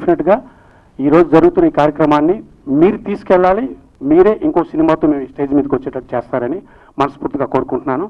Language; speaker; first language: Telugu; native; Telugu